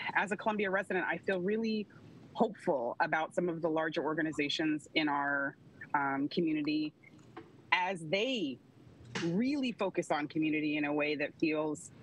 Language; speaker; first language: English; native; English